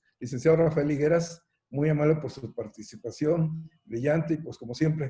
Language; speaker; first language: Spanish; native; Spanish